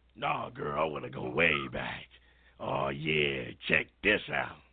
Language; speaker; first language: English; native; English